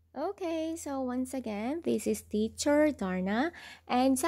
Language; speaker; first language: English; non-native, local second language; Filipino